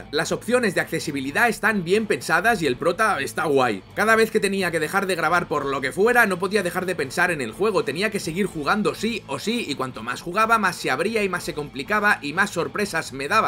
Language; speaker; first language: Spanish; native; Spanish